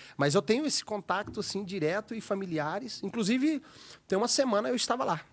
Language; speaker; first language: Portuguese; native; Portuguese